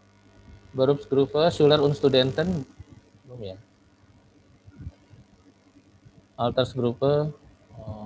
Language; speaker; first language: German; non-native, fluent; Indonesian